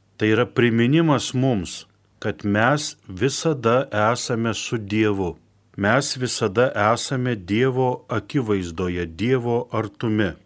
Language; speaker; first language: Lithuanian; native; Lithuanian